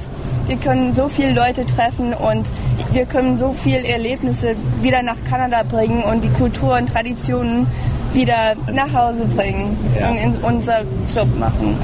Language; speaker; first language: German; early bilingual, heritage; German